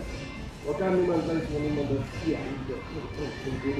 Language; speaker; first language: Chinese; non-native, learner; English